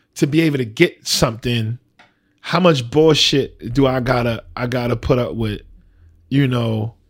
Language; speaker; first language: English; native; English